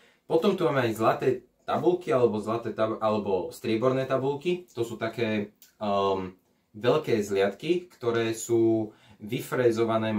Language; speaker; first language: Slovak; native; Slovak